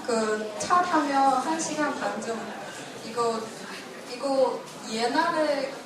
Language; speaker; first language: Korean; non-native, fluent; Chinese